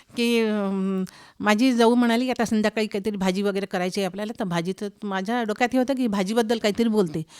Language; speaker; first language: Marathi; non-native, local second language; Hindi